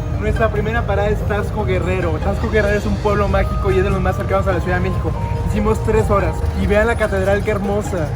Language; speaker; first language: Spanish; native; Spanish